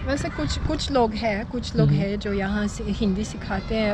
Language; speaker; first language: Hindi; non-native, fluent; Russian